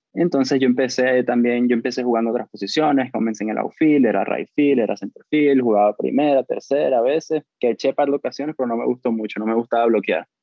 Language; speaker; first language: Spanish; native; Spanish